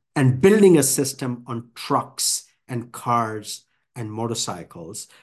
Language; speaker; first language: English; non-native, local second language; Bangla